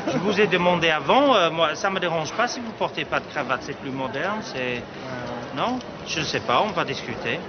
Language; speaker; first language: French; non-native, fluent; English